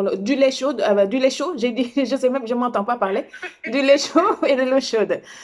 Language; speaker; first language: French; non-native, local second language; Wolof